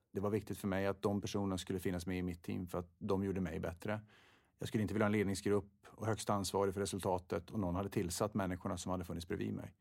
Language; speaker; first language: Swedish; native; Swedish